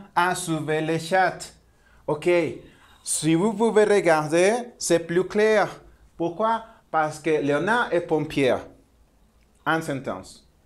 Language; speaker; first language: French; non-native, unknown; Spanish